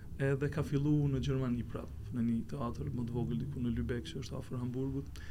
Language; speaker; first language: Albanian; native; Albanian